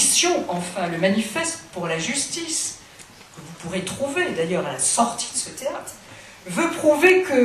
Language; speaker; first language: French; native; French